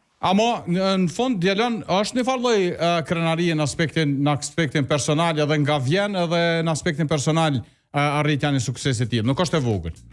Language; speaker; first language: Albanian; native; Albanian